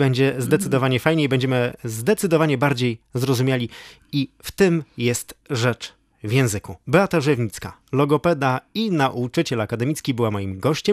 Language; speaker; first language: Polish; native; Polish